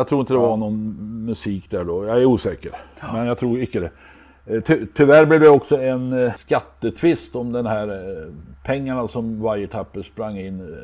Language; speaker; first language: Swedish; native; Swedish